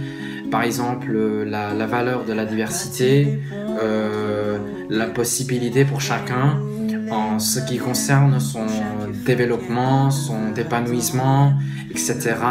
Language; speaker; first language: French; non-native, fluent; Chinese